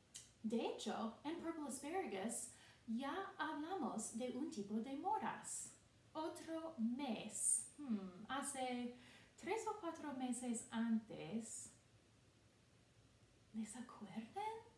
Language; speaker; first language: Spanish; non-native, fluent; English